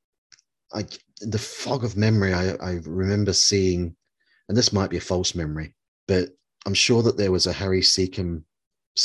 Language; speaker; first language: English; native; English